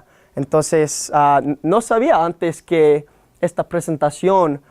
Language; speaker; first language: Spanish; non-native, learner; English